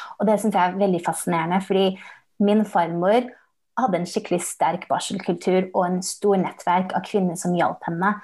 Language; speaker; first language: Norwegian; early bilingual, heritage; English